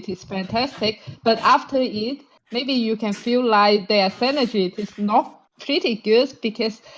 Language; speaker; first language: English; non-native, fluent; Chinese